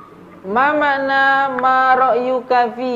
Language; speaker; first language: Arabic; non-native, learner; Indonesian